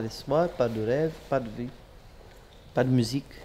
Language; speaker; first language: French; non-native, local second language; Arabic